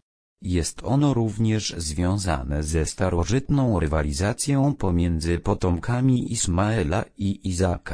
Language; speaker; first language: Polish; native; Polish